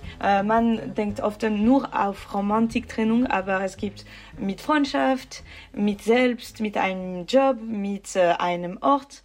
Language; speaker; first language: German; non-native, local second language; French